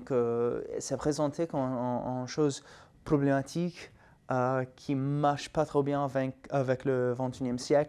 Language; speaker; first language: French; non-native, fluent; Italian